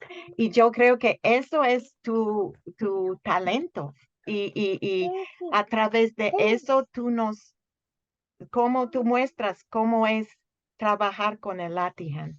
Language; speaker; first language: Spanish; non-native, fluent; English